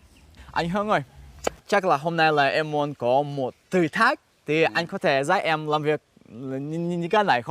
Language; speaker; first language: Vietnamese; non-native, fluent; Russian